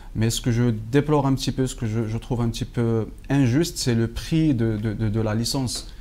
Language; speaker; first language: French; non-native, local second language; Arabic